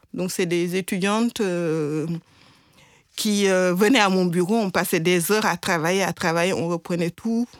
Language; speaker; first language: French; non-native, local second language; Wolof